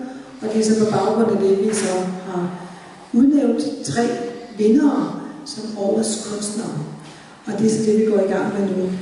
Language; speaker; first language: Danish; native; Danish